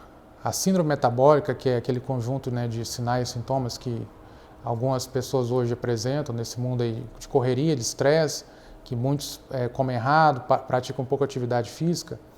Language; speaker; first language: Portuguese; native; Portuguese